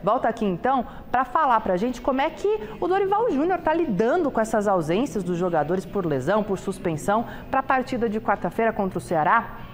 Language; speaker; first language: Portuguese; native; Portuguese